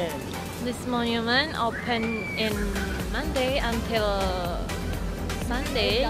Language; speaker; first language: English; non-native, learner; Indonesian